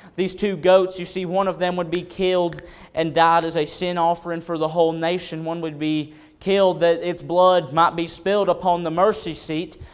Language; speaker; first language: English; native; English